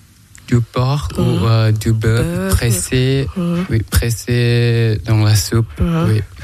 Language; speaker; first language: French; non-native, learner; Thai